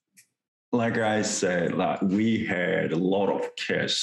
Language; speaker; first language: English; non-native, fluent; Japanese